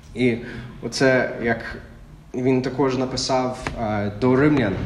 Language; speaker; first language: Ukrainian; non-native, fluent; English